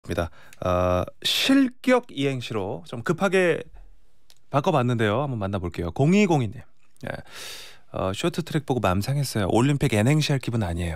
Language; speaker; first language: Korean; native; Korean